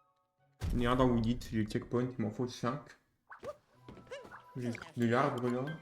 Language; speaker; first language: French; native; French